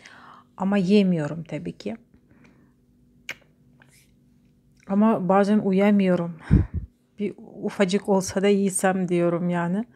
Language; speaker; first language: Turkish; non-native, learner; Russian